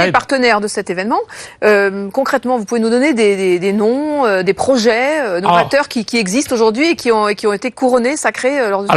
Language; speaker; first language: French; native; French